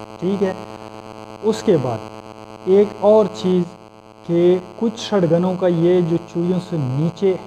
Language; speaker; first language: Urdu; non-native, local second language; Punjabi